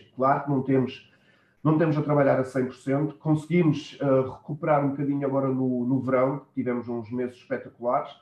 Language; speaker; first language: Portuguese; early bilingual, heritage; German